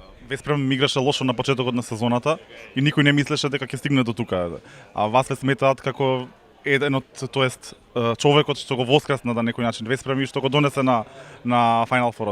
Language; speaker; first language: Macedonian; native; Macedonian